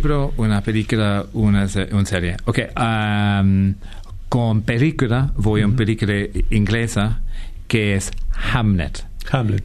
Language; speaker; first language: Spanish; non-native, fluent; English